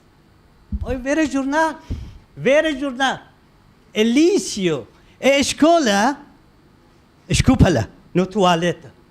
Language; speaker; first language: Portuguese; non-native, learner; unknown